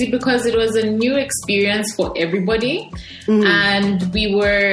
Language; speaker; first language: English; non-native, local second language; Bemba